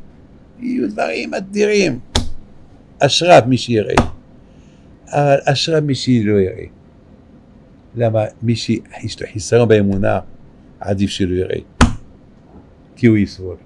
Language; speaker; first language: Hebrew; non-native, fluent; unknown